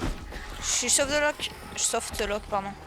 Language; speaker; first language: French; native; French